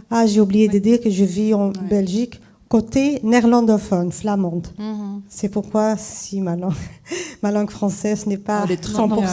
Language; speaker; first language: French; non-native, fluent; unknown